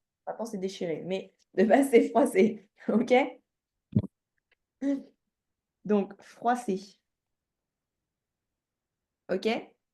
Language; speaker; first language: French; native; French